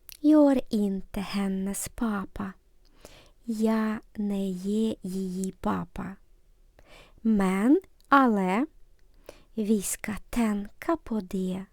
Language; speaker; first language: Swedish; non-native, fluent; Ukrainian